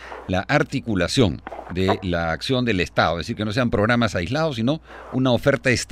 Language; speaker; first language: Spanish; native; Spanish